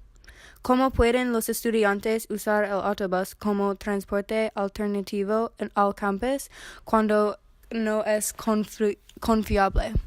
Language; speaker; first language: Spanish; non-native, learner; English